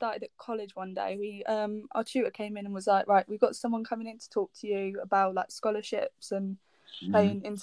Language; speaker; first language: English; native; English